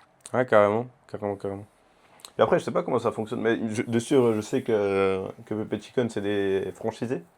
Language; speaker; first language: French; native; French